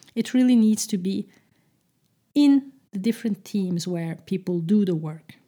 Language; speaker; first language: English; non-native, fluent; Turkish